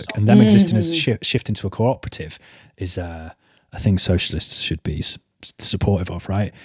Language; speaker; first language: English; native; English